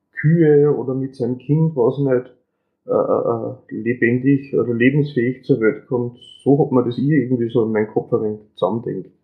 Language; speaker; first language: German; native; German